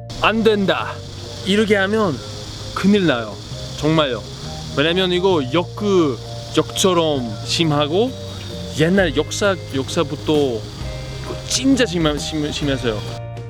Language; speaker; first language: Korean; non-native, learner; Greek